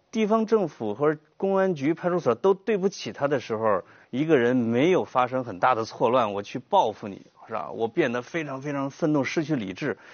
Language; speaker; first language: Chinese; native; Chinese